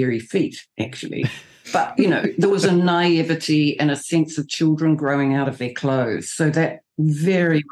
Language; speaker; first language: English; native; English